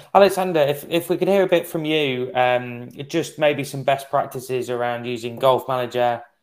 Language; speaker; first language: English; native; English